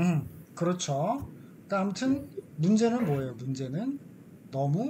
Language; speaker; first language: Korean; native; Korean